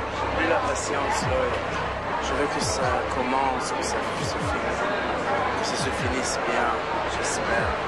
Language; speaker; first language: French; non-native, fluent; Hebrew